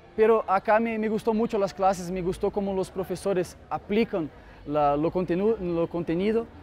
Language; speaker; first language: Spanish; non-native, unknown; Portuguese